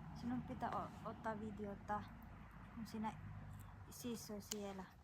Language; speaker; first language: Finnish; non-native, learner; Filipino